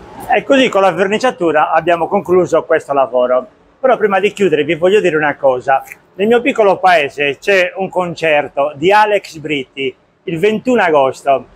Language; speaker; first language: Italian; native; Italian